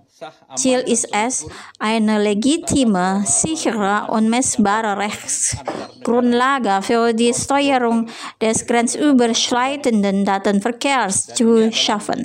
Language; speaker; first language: German; non-native, fluent; Indonesian